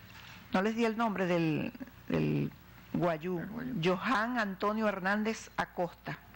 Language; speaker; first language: Spanish; native; Spanish